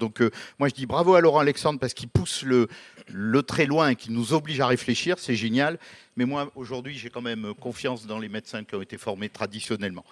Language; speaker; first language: French; native; French